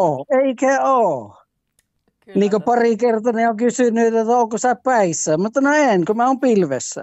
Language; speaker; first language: Finnish; early bilingual, heritage; Finnish